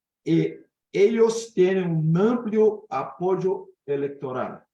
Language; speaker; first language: Spanish; non-native, fluent; Portuguese